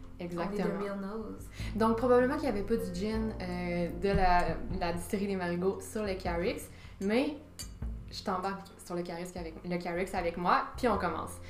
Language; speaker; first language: French; native; French